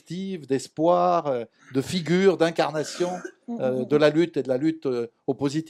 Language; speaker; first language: French; native; French